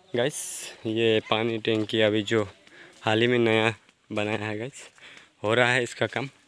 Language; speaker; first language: Hindi; non-native, local second language; Nepali